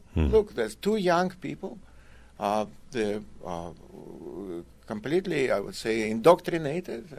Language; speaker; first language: English; non-native, fluent; Russian